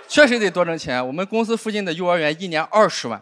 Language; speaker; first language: Chinese; native; Chinese